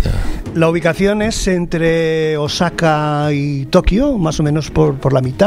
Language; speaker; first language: Spanish; native; Spanish